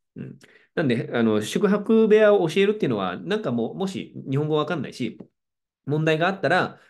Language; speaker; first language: Japanese; native; Japanese